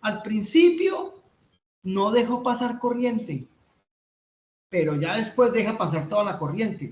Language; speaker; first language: Spanish; native; Spanish